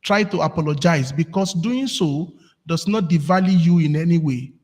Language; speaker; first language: English; non-native, local second language; Yoruba